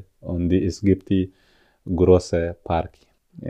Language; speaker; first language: German; non-native, learner; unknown